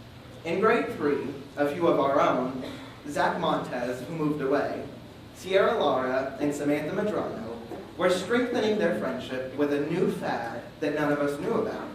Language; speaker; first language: English; native; English